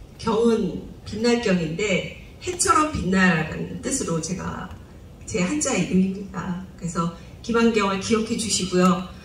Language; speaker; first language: Korean; native; Korean